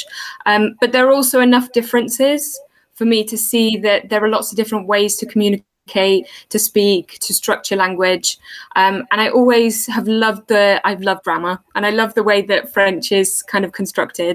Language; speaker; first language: English; native; English